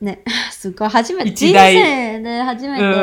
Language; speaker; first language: Japanese; non-native, fluent; Cantonese